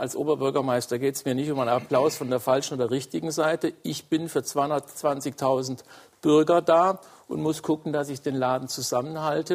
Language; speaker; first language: German; native; German